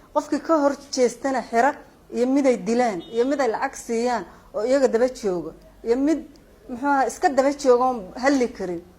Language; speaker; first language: Somali; native; Somali